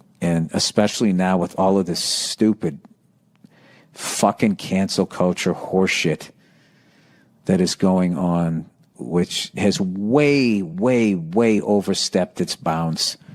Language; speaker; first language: English; native; English